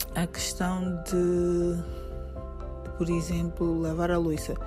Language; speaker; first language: Portuguese; native; Portuguese